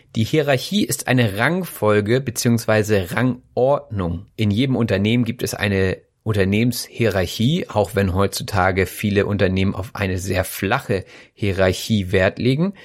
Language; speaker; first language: German; native; German